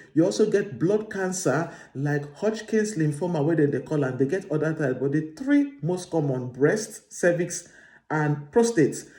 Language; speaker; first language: Nigerian Pidgin; non-native, local second language; Igbo